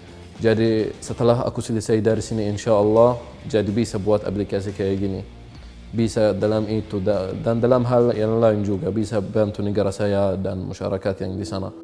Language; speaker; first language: Indonesian; non-native, fluent; Arabic